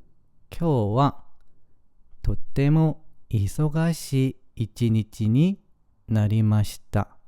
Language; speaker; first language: Japanese; non-native, fluent; Korean